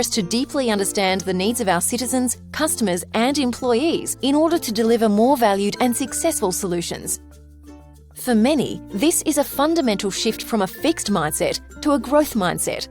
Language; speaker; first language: English; native; English